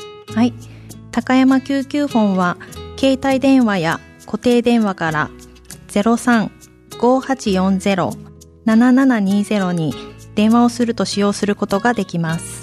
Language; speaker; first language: Japanese; native; Japanese